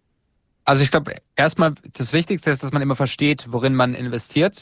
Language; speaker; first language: German; native; German